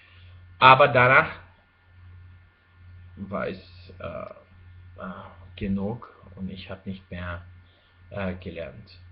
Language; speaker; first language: German; non-native, fluent; Spanish